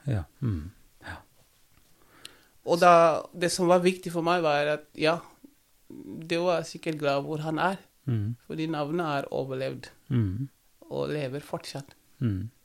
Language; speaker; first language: Norwegian; non-native, fluent; Wolof